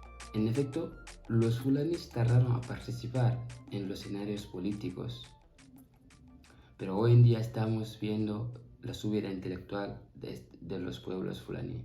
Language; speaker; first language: Spanish; non-native, fluent; Fula